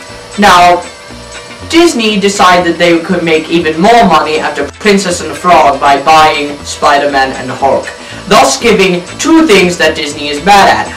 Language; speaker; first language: English; native; English